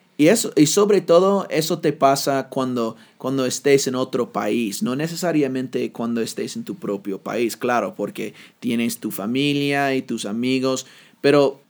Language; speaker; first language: Spanish; non-native, fluent; English